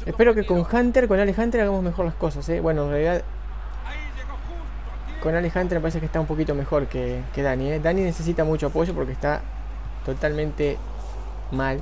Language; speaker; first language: Spanish; native; Spanish